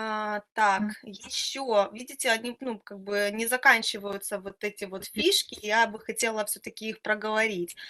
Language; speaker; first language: Russian; native; Russian